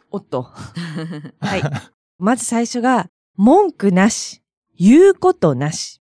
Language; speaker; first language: Japanese; native; Japanese